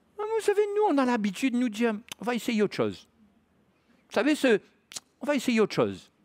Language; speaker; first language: French; native; French